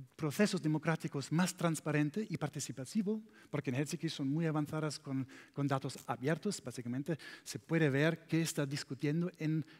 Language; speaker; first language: Spanish; non-native, fluent; German